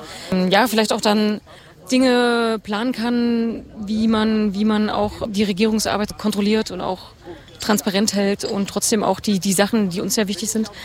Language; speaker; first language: German; native; German